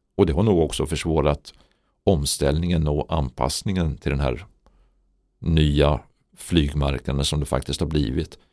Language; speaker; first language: Swedish; native; Swedish